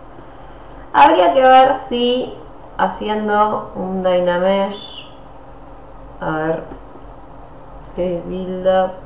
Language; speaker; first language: Spanish; native; Spanish